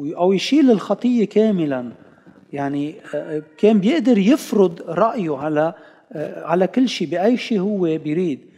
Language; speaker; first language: Arabic; non-native, local second language; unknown